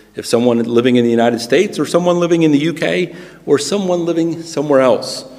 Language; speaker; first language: English; native; English